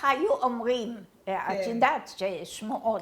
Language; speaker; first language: Hebrew; early bilingual, other home language; Arabic